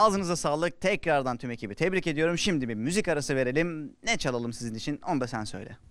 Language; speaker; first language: Turkish; native; Turkish